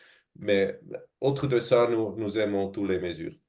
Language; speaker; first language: French; non-native, fluent; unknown